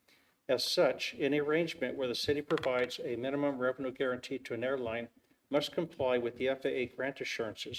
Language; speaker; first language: English; native; English